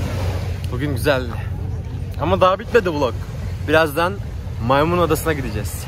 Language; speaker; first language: Turkish; native; Turkish